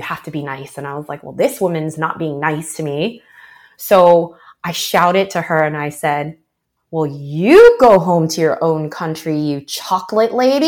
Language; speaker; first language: English; early bilingual, other home language; Chinese